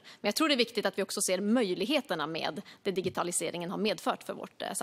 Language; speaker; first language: Swedish; native; Swedish